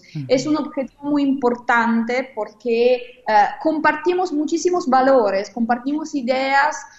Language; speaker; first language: Spanish; non-native, fluent; Italian